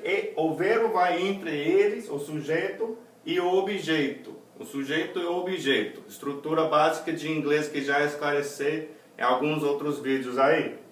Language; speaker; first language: Portuguese; non-native, fluent; English